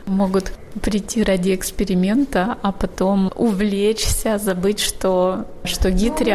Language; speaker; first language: Russian; native; Russian